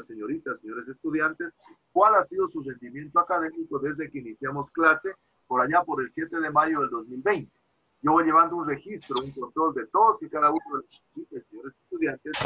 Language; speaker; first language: Spanish; native; Spanish